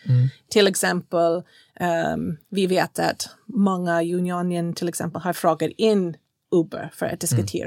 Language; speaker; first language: Swedish; non-native, fluent; English